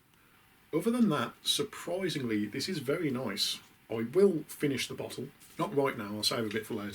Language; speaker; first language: English; native; English